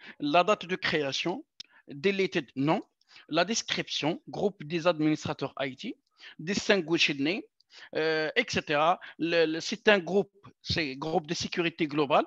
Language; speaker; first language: French; non-native, local second language; Arabic